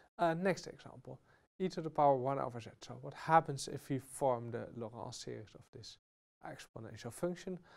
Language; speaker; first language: English; non-native, fluent; Dutch